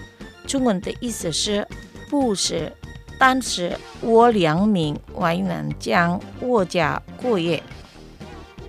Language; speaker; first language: Chinese; early bilingual, heritage; Chinese